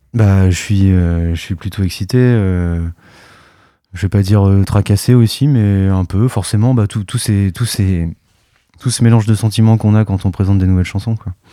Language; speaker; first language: French; native; French